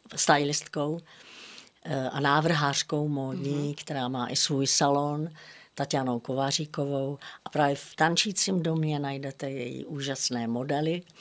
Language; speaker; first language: Czech; native; Czech